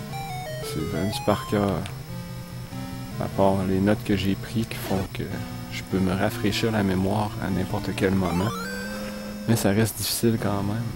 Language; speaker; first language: French; native; French